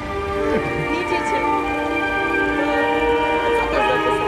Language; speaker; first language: Polish; non-native, learner; Russian